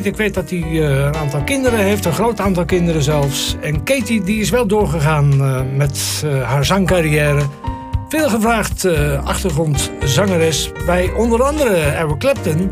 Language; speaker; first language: Dutch; native; Dutch